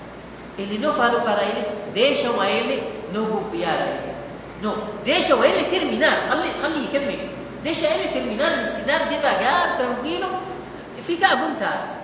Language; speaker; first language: Portuguese; non-native, fluent; Arabic